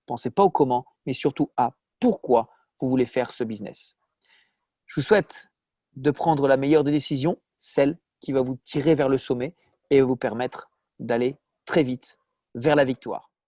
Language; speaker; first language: French; native; French